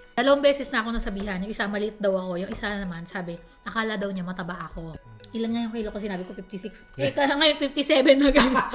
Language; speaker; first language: Filipino; native; Filipino